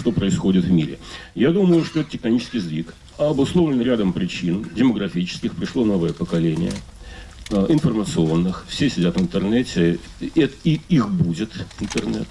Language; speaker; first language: Russian; native; Russian